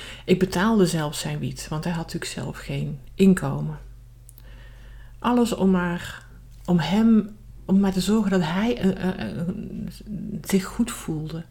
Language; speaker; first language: Dutch; native; Dutch